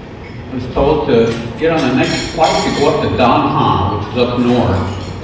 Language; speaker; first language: English; native; English